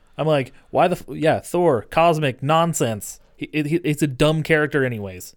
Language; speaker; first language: English; native; English